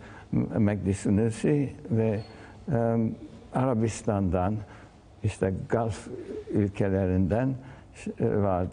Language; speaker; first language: Turkish; early bilingual, heritage; Turkish